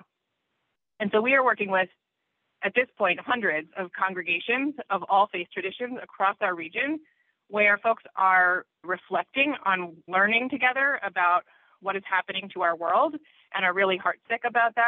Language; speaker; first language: English; native; English